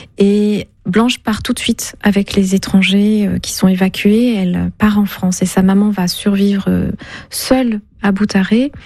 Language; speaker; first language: French; non-native, local second language; Kinyarwanda